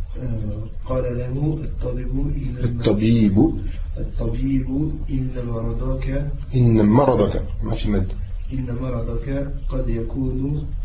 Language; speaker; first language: Arabic; non-native, learner; French